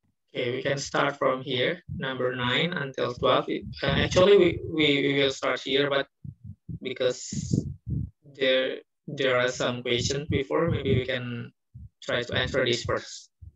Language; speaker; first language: English; non-native, fluent; Indonesian